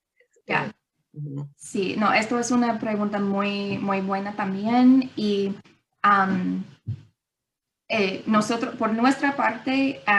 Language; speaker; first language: Spanish; non-native, fluent; English